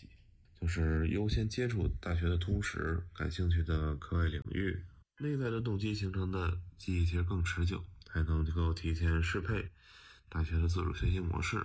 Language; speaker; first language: Chinese; native; Chinese